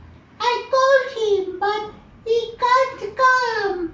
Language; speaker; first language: English; non-native, learner; Bangla